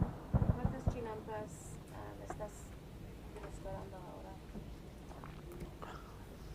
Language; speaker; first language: Spanish; non-native, learner; English